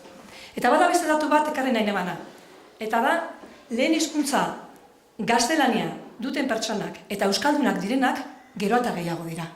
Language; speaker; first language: Basque; native; Basque